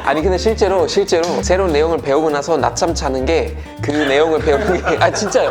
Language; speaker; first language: Korean; non-native, fluent; German